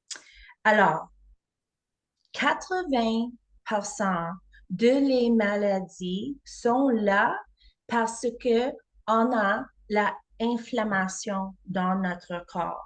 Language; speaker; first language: French; non-native, fluent; English